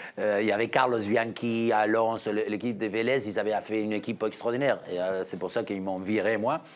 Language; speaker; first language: French; non-native, fluent; Spanish